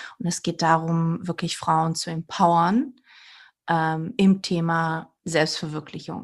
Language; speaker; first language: German; early bilingual, other home language; Portuguese